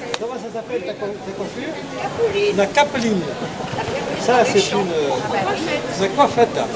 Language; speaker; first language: French; native; French